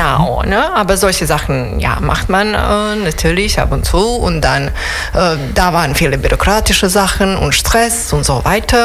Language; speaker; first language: German; non-native, fluent; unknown